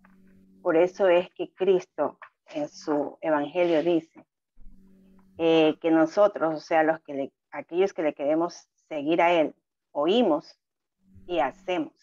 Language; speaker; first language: Spanish; native; Spanish